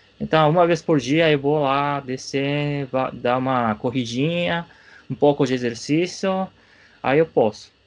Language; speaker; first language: Portuguese; non-native, fluent; Japanese